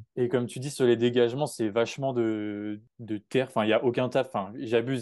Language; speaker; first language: French; native; French